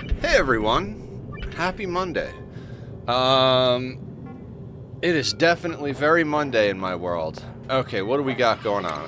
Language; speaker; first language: English; native; English